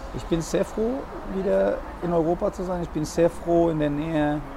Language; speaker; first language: German; non-native, fluent; Spanish